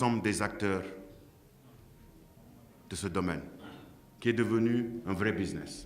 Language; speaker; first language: French; non-native, local second language; Wolof